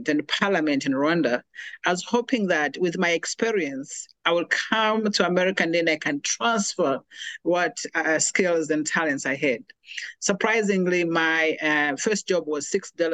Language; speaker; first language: English; non-native, local second language; Kinyarwanda